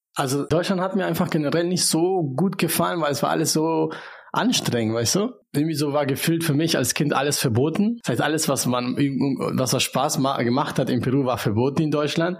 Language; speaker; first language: German; early bilingual, other home language; Spanish